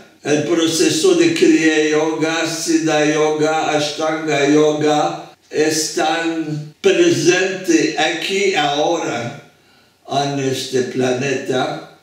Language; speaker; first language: Spanish; non-native, fluent; French